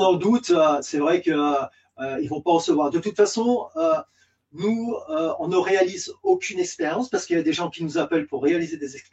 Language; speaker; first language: French; native; French